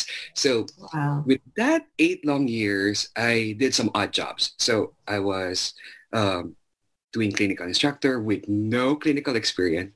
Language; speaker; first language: English; non-native, local second language; Chavacano